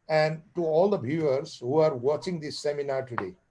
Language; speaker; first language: English; non-native, local second language; Nepali